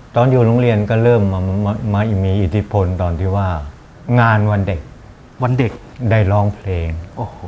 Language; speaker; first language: Thai; native; Thai